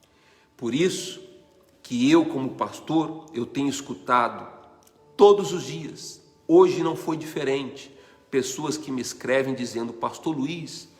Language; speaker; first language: Portuguese; native; Portuguese